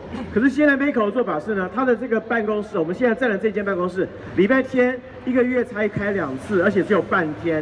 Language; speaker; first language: Chinese; native; Chinese